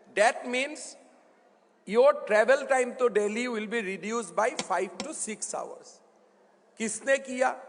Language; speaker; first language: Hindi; non-native, local second language; Assamese